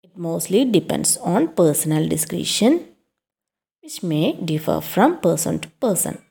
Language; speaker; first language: English; non-native, local second language; Malayalam